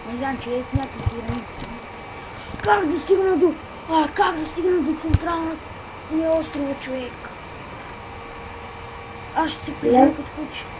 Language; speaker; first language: Bulgarian; native; Bulgarian